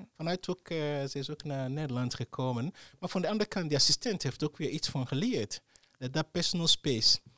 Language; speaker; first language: Dutch; non-native, fluent; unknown